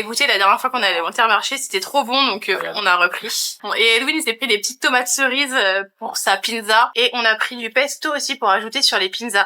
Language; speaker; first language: French; native; French